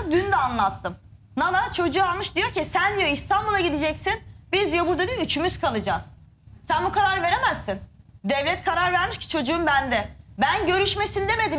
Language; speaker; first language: Turkish; native; Turkish